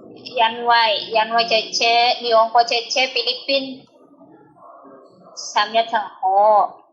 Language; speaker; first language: Cantonese; non-native, learner; Indonesian